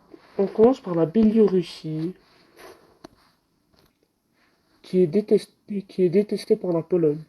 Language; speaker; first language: French; non-native, local second language; Arabic